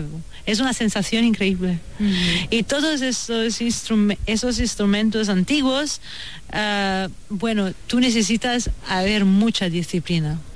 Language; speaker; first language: Spanish; non-native, fluent; Italian